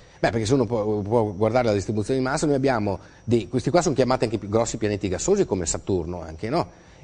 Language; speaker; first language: Italian; native; Italian